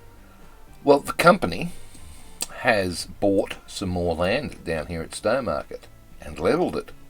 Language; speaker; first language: English; native; English